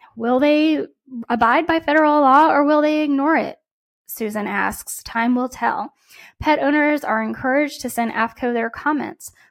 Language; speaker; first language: English; native; English